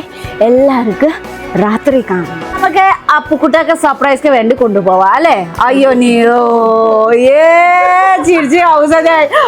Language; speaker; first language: Malayalam; non-native, learner; Nepali